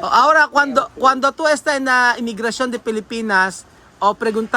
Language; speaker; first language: Spanish; non-native, learner; Filipino